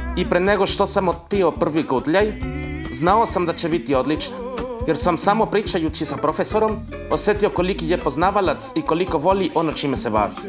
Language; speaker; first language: Serbian; non-native, fluent; Spanish